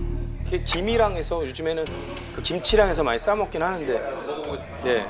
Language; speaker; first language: Korean; native; Korean